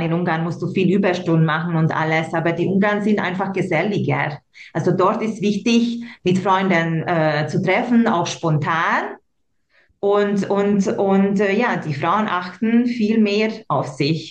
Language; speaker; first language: German; non-native, local second language; Hungarian